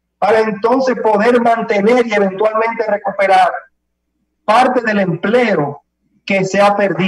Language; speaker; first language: Spanish; native; Spanish